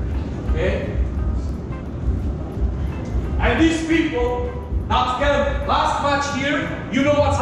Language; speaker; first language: English; non-native, learner; Portuguese